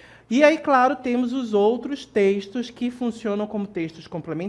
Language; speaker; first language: Portuguese; native; Portuguese